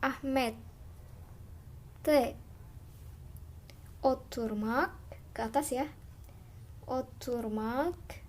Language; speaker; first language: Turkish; non-native, fluent; Indonesian